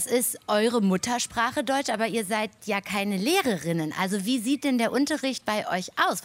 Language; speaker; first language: German; native; German